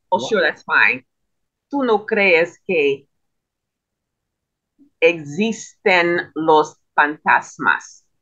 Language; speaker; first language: Spanish; non-native, learner; English